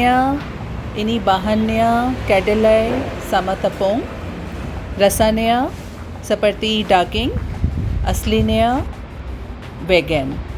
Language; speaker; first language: Indonesian; non-native, learner; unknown